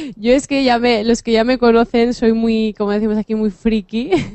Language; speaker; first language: Spanish; native; Spanish